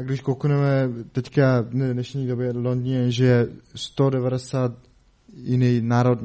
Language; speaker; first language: Czech; non-native, learner; Mongolian